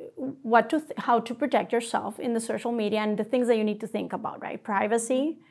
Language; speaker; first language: English; non-native, fluent; Spanish